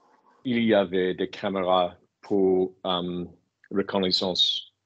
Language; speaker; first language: French; non-native, learner; English